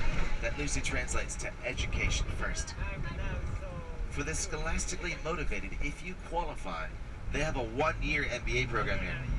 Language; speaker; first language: English; native; English